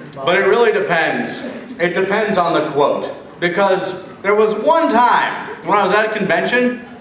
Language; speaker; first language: English; native; English